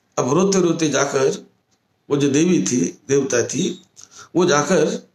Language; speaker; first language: Hindi; non-native, local second language; Marathi